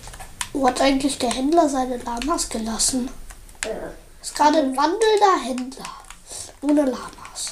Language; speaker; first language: German; native; German